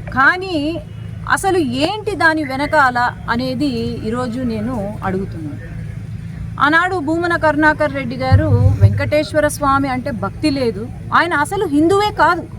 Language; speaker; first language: Telugu; native; Telugu